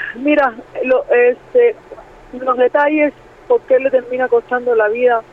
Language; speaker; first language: Spanish; native; Spanish